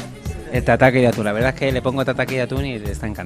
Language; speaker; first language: Spanish; native; Spanish